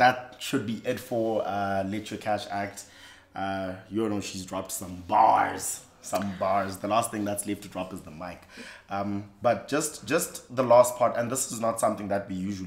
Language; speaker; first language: English; non-native, local second language; Xhosa